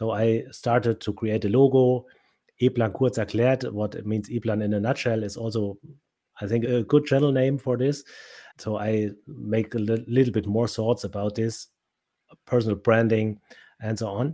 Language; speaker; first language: English; non-native, fluent; German